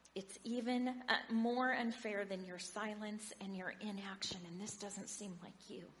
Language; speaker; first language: English; native; English